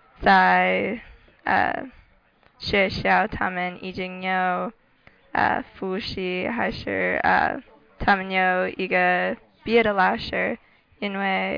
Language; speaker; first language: Chinese; non-native, learner; English